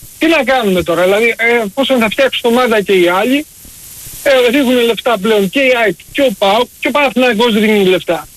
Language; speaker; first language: Greek; early bilingual, heritage; Greek